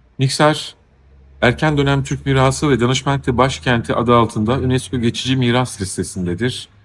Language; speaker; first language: Turkish; native; Turkish